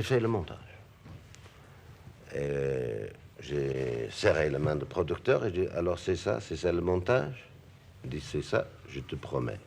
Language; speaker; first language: French; non-native, fluent; English